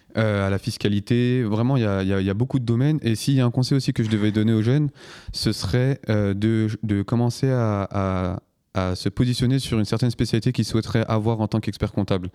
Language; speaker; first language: French; early bilingual, other home language; Turkish